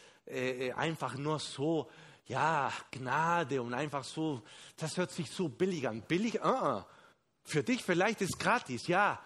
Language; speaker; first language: German; non-native, fluent; Spanish